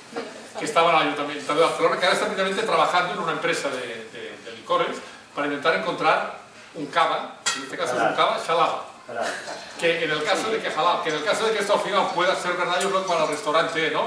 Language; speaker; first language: Spanish; native; Spanish